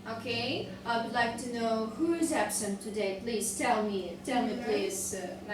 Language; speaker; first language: English; non-native, fluent; Russian